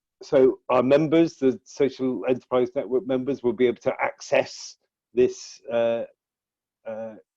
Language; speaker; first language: English; native; English